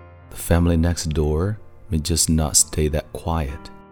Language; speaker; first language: English; non-native, fluent; Chinese